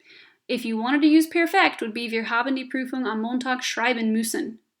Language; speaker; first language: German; non-native, fluent; English